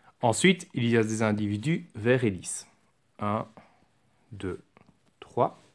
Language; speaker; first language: French; native; French